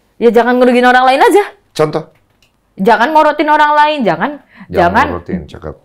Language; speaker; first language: Indonesian; native; Indonesian